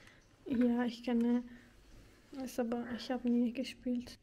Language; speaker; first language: German; non-native, learner; Turkish